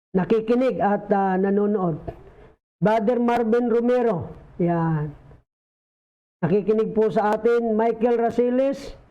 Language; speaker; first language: Filipino; non-native, local second language; Bikol